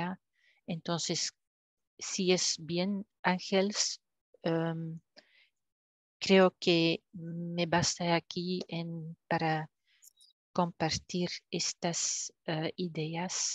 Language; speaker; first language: Spanish; non-native, fluent; French